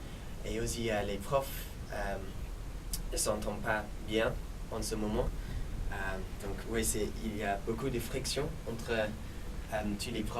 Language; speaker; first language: French; non-native, fluent; English